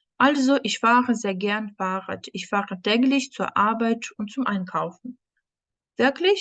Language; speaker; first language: German; non-native, fluent; Ukrainian